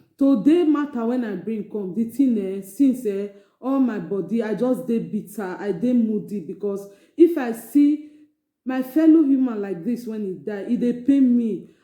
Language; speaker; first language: Nigerian Pidgin; native; Nigerian Pidgin